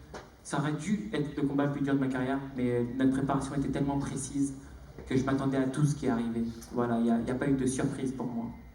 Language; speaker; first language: French; native; French